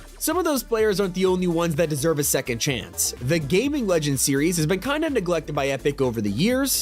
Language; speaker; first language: English; native; English